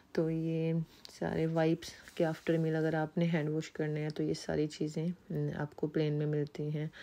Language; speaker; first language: Urdu; non-native, local second language; Punjabi